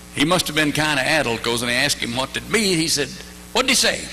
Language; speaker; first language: English; native; English